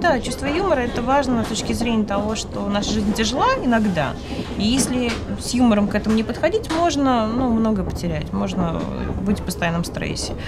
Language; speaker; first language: Russian; native; Russian